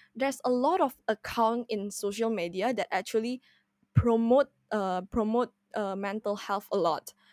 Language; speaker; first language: English; non-native, fluent; Indonesian